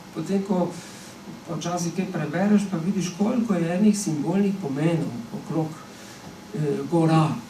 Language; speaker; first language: Slovenian; native; Slovenian